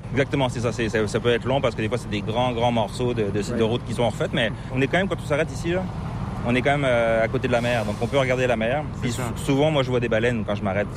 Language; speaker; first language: French; native; French